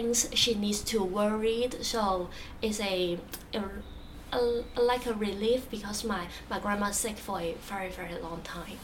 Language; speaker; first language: English; non-native, local second language; Cantonese